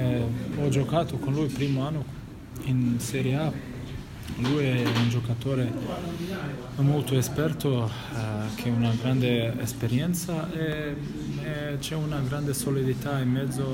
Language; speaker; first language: Italian; non-native, fluent; Bosnian